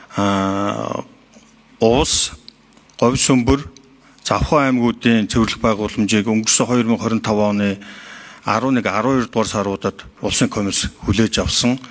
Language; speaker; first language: Mongolian; native; Mongolian